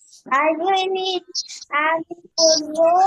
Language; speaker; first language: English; non-native, learner; Bangla